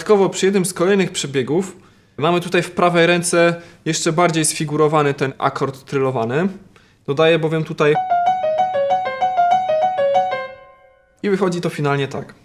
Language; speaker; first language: Polish; native; Polish